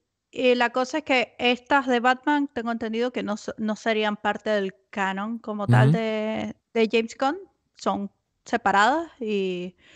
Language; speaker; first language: Spanish; native; Spanish